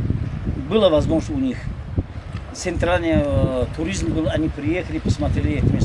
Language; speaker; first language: Russian; non-native, local second language; Tajik